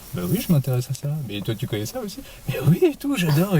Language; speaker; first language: French; native; French